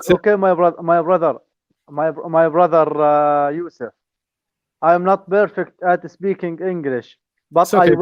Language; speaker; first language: English; non-native, learner; Arabic